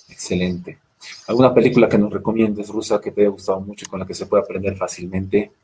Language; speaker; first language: Spanish; native; Spanish